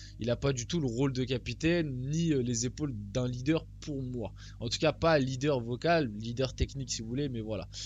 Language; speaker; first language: French; early bilingual, other home language; Portuguese